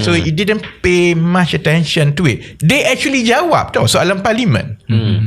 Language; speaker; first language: English; non-native, local second language; Malay